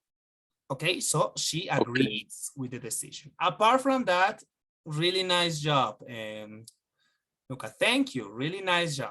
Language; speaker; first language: English; non-native, fluent; Spanish